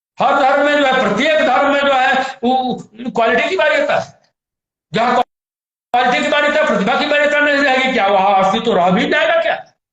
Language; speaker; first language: Hindi; native; Hindi